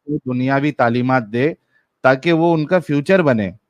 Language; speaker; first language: Hindi; native; Hindi